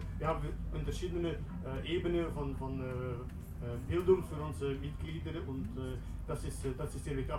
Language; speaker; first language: German; non-native, learner; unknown